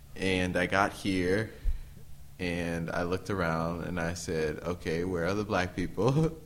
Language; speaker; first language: English; native; English